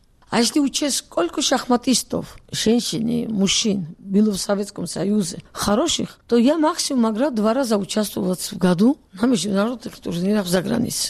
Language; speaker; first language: Russian; non-native, local second language; Georgian